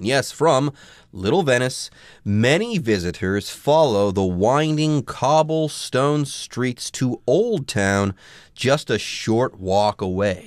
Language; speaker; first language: English; native; English